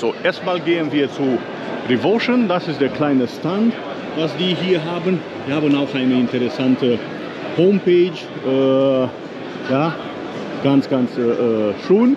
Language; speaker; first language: German; non-native, fluent; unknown